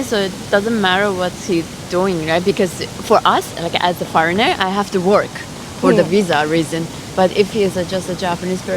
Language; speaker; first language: English; non-native, fluent; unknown